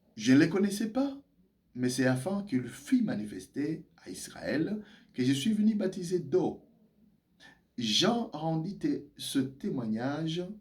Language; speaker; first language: French; non-native, local second language; Swahili